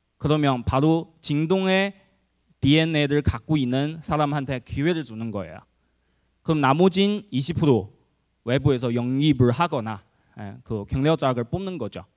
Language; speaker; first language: Korean; non-native, fluent; Chinese